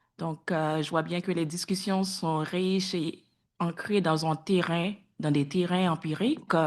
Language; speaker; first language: French; non-native, local second language; Haitian Creole